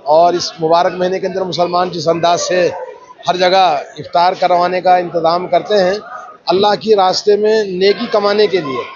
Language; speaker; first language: Urdu; native; Urdu